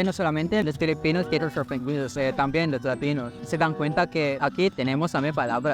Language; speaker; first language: Spanish; non-native, fluent; Filipino